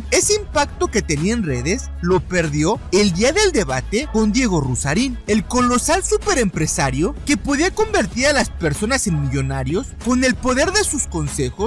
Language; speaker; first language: Spanish; native; Spanish